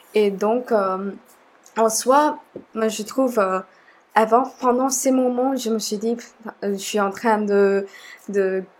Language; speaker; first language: French; non-native, fluent; Sinhala